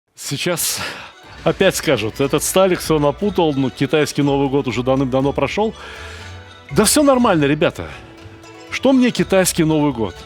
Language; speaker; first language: Russian; native; Russian